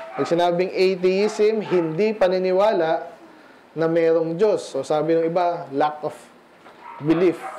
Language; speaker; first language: Filipino; native; Filipino